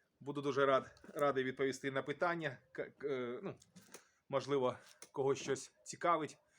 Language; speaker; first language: Ukrainian; native; Ukrainian